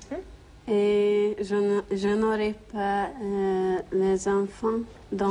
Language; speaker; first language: French; non-native, learner; Hungarian